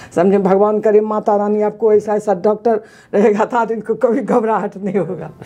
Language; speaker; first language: Hindi; native; Hindi